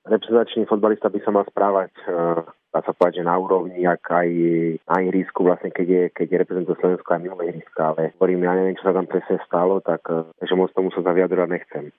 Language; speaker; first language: Slovak; native; Slovak